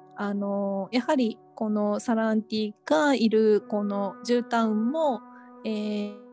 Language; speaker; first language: Japanese; native; Japanese